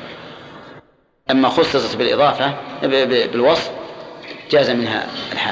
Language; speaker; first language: Arabic; native; Arabic